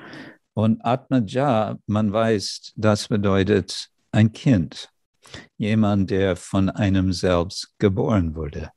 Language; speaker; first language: German; non-native, fluent; English